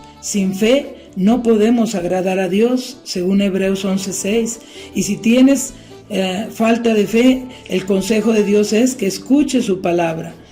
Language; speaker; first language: Spanish; native; Spanish